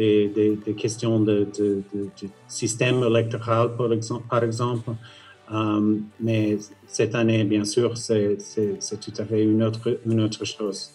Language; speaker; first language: French; non-native, fluent; English